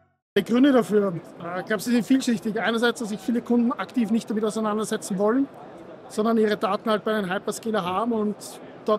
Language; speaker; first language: German; native; German